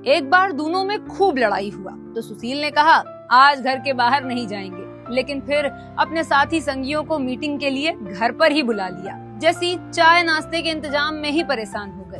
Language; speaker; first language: Hindi; native; Hindi